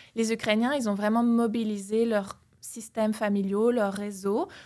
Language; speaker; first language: French; native; French